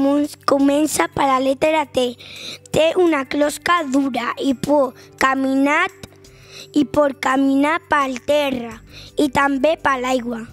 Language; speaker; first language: Catalan; non-native, local second language; Spanish